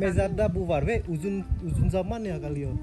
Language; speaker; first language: Turkish; non-native, learner; Indonesian